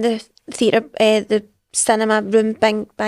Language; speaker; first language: English; native; English